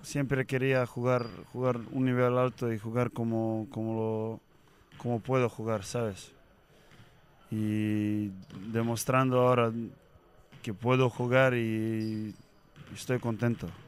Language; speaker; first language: Spanish; non-native, learner; Serbian